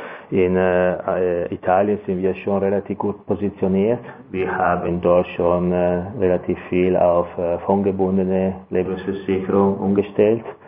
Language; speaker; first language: German; non-native, fluent; Italian